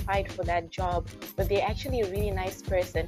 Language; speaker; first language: English; non-native, local second language; Shona